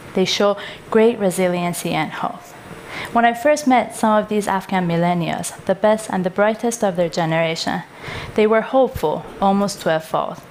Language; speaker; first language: English; non-native, fluent; Persian